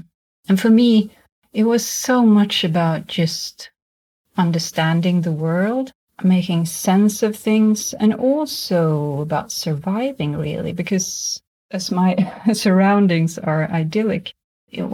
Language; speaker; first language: English; non-native, fluent; Swedish